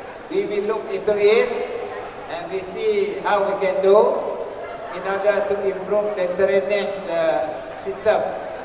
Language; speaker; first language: English; non-native, local second language; Malay